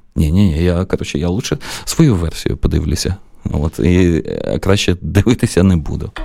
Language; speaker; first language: Ukrainian; non-native, local second language; Russian